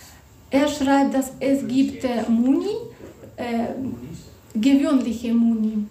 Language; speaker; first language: German; non-native, fluent; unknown